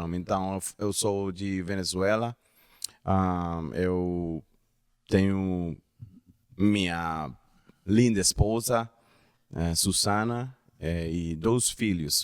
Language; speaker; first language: Portuguese; non-native, learner; Spanish